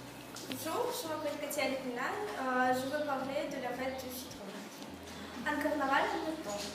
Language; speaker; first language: French; non-native, learner; Russian